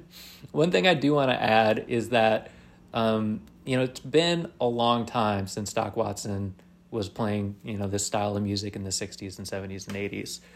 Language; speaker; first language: English; native; English